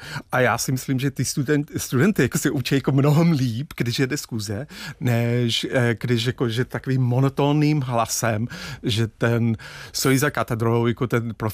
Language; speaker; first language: Czech; non-native, fluent; English